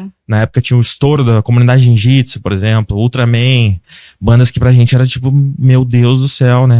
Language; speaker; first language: Portuguese; native; Portuguese